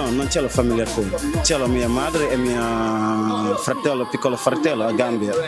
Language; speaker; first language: Italian; non-native, learner; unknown